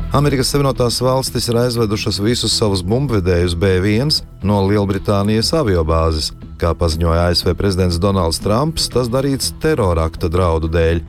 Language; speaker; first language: Latvian; native; Latvian